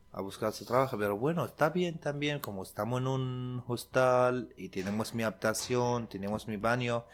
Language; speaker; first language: Spanish; non-native, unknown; Arabic